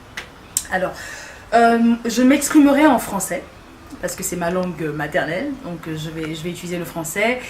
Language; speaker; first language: French; native; French